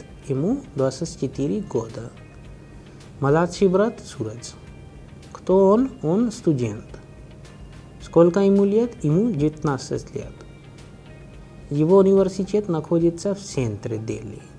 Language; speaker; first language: Russian; non-native, fluent; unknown